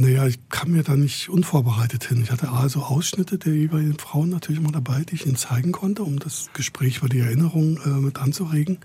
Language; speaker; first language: German; native; German